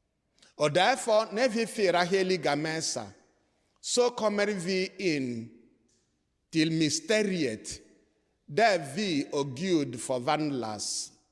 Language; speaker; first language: Swedish; non-native, fluent; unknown